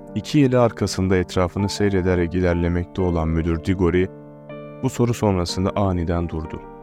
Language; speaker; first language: Turkish; native; Turkish